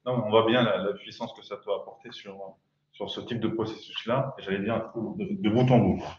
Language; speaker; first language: French; native; French